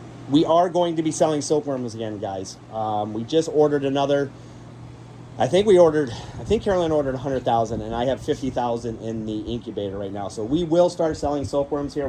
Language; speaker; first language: English; native; English